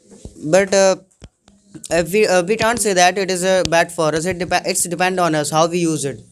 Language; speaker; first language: English; non-native, learner; Hindi